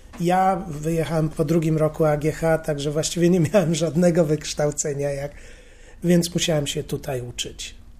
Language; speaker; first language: Polish; native; Polish